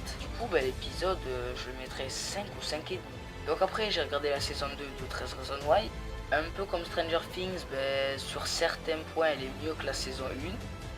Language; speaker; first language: French; native; French